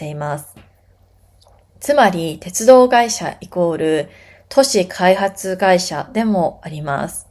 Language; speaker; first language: Japanese; native; Japanese